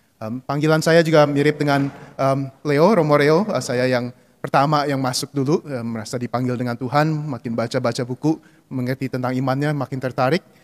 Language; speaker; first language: Indonesian; native; Indonesian